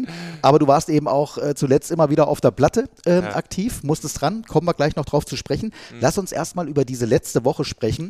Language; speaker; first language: German; native; German